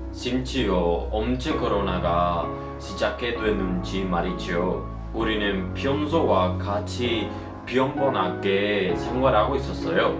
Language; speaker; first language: Korean; non-native, learner; Spanish